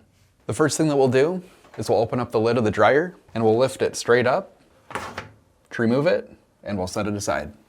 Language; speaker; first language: English; native; English